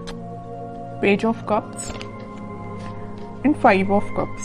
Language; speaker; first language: Hindi; native; Hindi